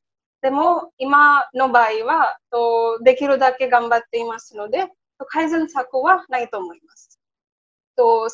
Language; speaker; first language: Japanese; non-native, learner; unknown